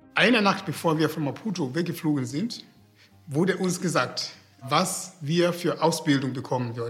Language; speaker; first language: German; non-native, fluent; Portuguese